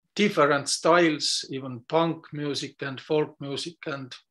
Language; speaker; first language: English; non-native, fluent; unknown